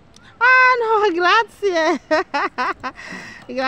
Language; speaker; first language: Italian; non-native, learner; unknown